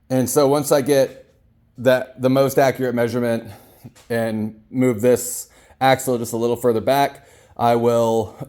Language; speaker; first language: English; native; English